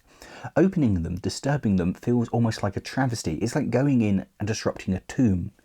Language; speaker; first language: English; native; English